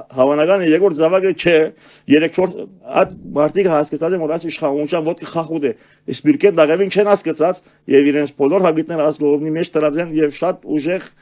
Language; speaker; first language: Armenian; early bilingual, heritage; Armenian